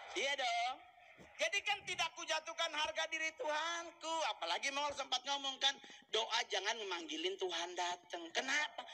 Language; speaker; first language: Indonesian; native; Indonesian